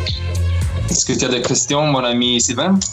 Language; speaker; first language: French; non-native, fluent; Italian